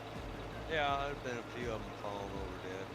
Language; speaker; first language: English; native; English